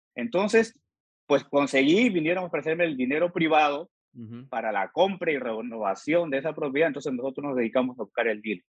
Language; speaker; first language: Spanish; native; Spanish